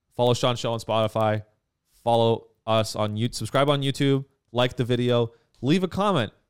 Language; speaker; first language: English; native; English